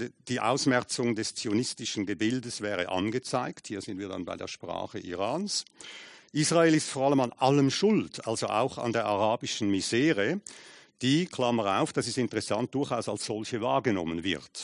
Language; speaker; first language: German; native; German